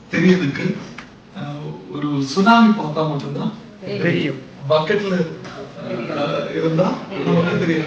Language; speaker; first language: Tamil; non-native, local second language; Malayalam